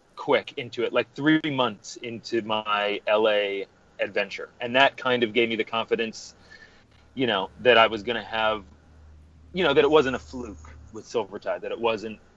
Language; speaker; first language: English; native; English